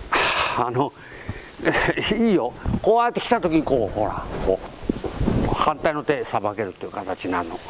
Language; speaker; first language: Japanese; native; Japanese